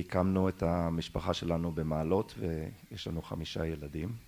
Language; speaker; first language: Hebrew; non-native, local second language; German